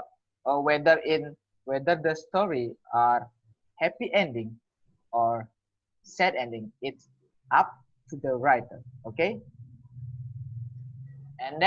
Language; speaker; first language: English; non-native, learner; Indonesian